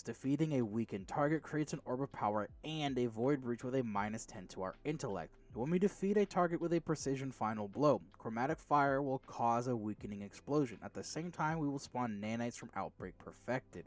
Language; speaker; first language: English; native; English